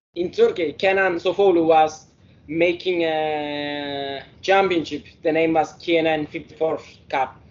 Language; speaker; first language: Norwegian; early bilingual, heritage; Norwegian